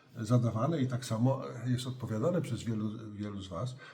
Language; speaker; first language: Polish; native; Polish